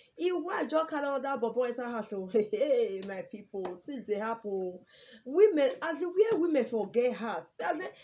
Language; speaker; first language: Nigerian Pidgin; native; Nigerian Pidgin